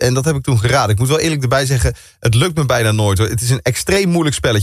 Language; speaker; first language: Dutch; native; Dutch